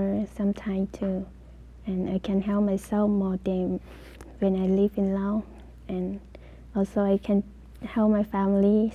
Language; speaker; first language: English; non-native, learner; Lao